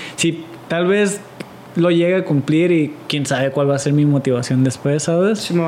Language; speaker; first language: Spanish; native; Spanish